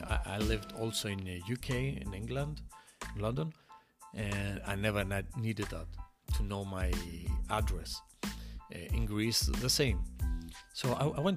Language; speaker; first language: English; non-native, fluent; Greek